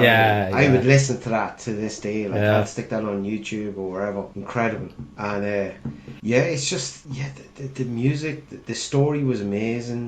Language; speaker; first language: English; native; English